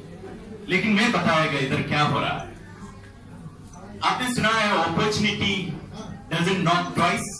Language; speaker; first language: Hindi; non-native, fluent; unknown